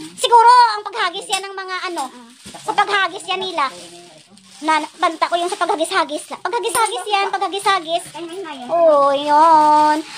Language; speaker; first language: Filipino; non-native, local second language; Hiligaynon